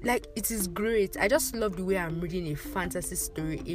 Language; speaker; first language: English; non-native, local second language; Yoruba